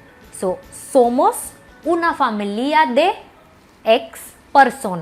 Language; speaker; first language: Spanish; non-native, learner; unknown